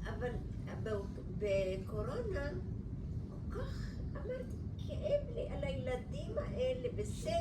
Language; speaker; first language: Hebrew; early bilingual, other home language; Bulgarian